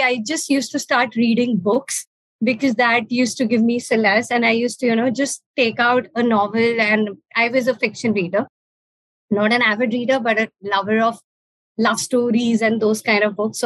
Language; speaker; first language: English; non-native, local second language; Punjabi